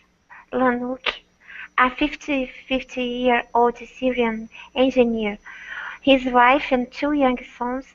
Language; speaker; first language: English; non-native, learner; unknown